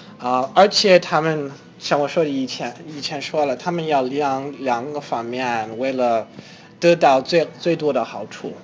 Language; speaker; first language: Chinese; non-native, fluent; English